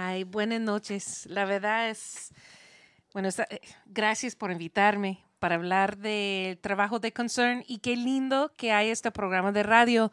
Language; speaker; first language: Spanish; non-native, learner; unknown